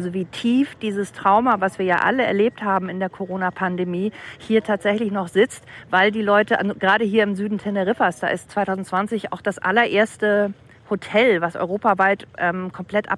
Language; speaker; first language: German; native; German